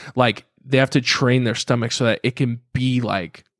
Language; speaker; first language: English; native; English